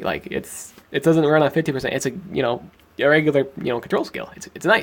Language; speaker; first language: English; native; English